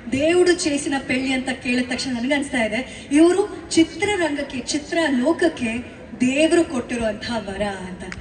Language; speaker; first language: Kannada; native; Kannada